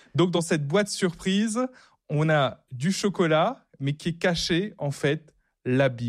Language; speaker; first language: French; native; French